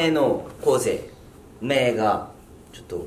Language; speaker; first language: Japanese; non-native, fluent; Korean